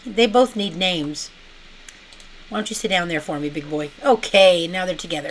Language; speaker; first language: English; native; English